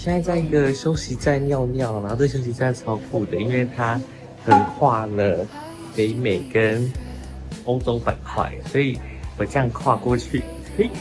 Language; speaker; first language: Chinese; native; Chinese